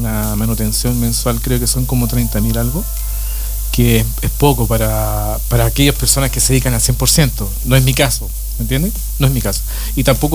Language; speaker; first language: Spanish; native; Spanish